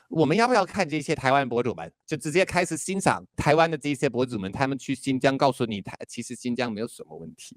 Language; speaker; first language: Chinese; native; Chinese